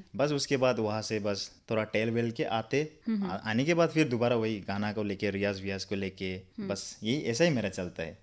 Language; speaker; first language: Hindi; non-native, local second language; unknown